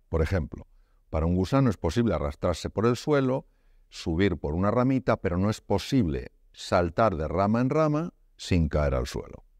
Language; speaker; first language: Spanish; native; Spanish